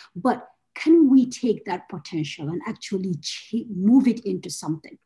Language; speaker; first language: English; non-native, local second language; Hausa